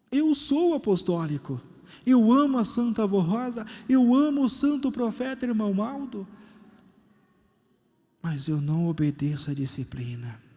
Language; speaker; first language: Portuguese; native; Portuguese